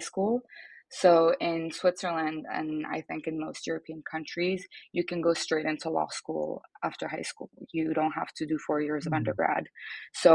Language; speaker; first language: English; non-native, fluent; French